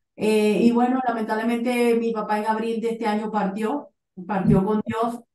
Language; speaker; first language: Spanish; native; Spanish